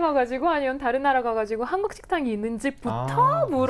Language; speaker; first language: Korean; non-native, fluent; Russian